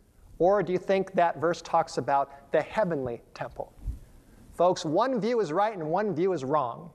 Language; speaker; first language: English; native; English